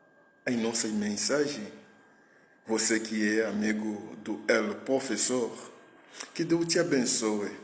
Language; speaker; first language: Portuguese; non-native, fluent; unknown